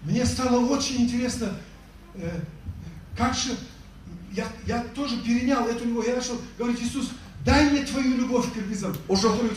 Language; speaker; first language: Russian; native; Russian